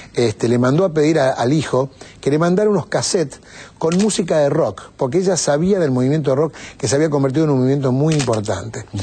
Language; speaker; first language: Spanish; native; Spanish